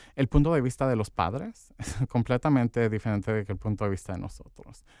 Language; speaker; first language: Spanish; early bilingual, heritage; Spanish